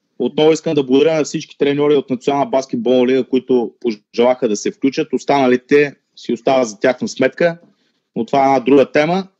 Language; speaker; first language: Bulgarian; native; Bulgarian